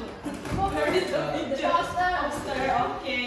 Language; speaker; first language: English; non-native, learner; Indonesian